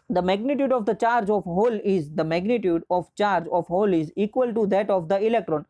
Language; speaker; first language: English; non-native, local second language; Gujarati